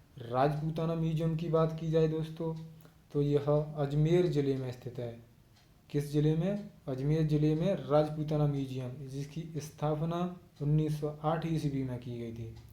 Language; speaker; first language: Hindi; native; Hindi